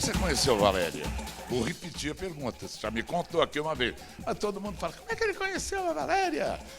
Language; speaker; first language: Portuguese; native; Portuguese